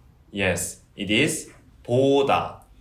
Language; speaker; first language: English; non-native, fluent; Korean